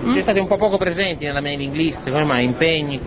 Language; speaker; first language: Italian; native; Italian